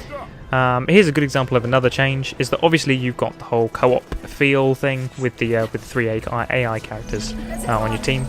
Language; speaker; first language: English; native; English